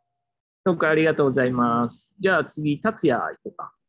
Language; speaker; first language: Japanese; native; Japanese